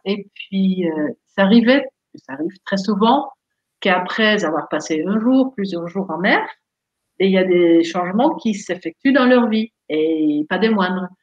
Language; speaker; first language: French; non-native, fluent; Dutch